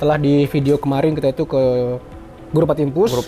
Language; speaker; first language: Indonesian; native; Indonesian